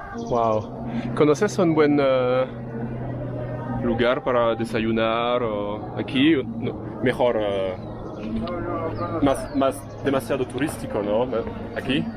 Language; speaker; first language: Spanish; non-native, learner; French